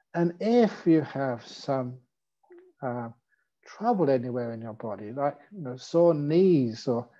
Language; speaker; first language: English; native; English